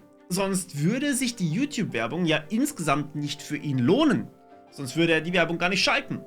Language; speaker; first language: German; native; German